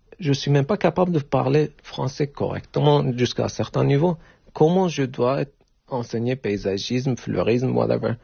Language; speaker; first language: French; non-native, learner; Turkish